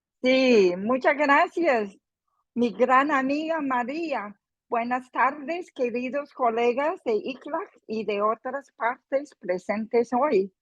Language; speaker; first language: Spanish; non-native, fluent; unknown